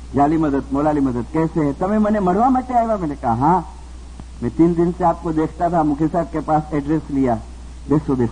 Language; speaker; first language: Hindi; non-native, local second language; Gujarati